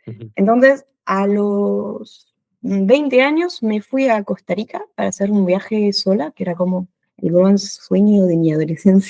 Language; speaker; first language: Spanish; non-native, fluent; French